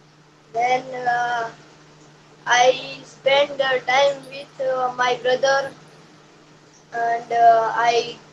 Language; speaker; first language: English; non-native, learner; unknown